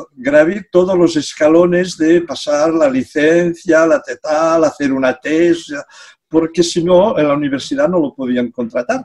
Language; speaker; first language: Spanish; non-native, local second language; Catalan